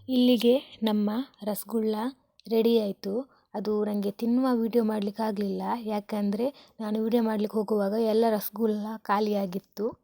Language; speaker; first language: Kannada; non-native, local second language; Tulu